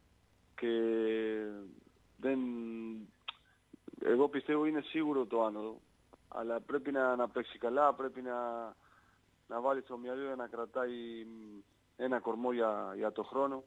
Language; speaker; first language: Greek; non-native, learner; Spanish